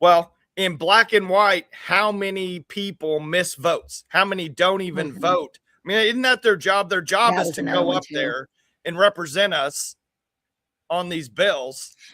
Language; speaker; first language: English; native; English